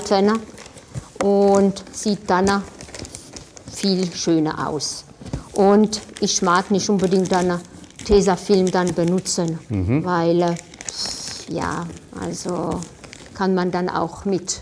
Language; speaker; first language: German; non-native, fluent; French